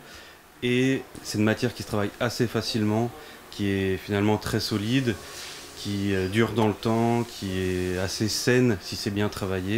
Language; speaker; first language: French; native; French